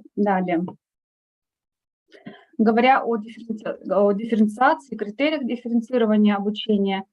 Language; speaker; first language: Russian; non-native, fluent; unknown